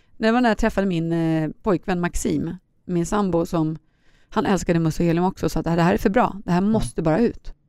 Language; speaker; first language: Swedish; native; Swedish